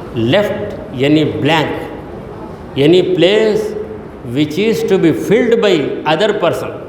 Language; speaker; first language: English; non-native, local second language; Urdu